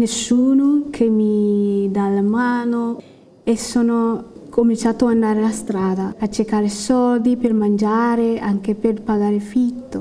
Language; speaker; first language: Italian; non-native, learner; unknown